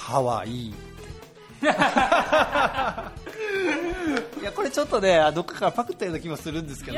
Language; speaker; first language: Japanese; native; Japanese